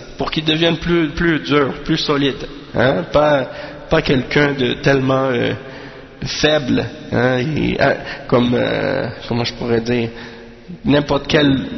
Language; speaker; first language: French; native; French